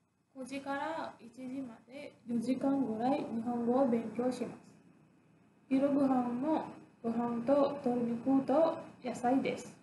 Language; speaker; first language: Japanese; non-native, learner; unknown